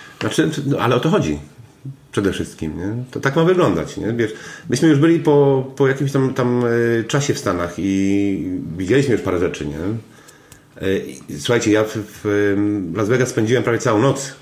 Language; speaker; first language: Polish; native; Polish